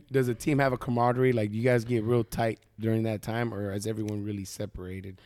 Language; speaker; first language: English; native; English